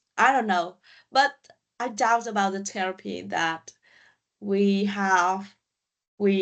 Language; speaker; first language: English; non-native, learner; Vietnamese